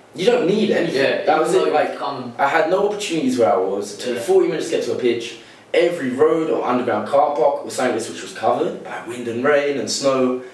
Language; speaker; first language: English; native; English